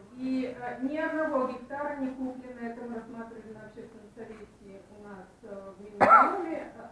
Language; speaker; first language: Russian; native; Russian